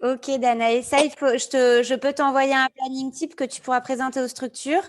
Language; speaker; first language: French; native; French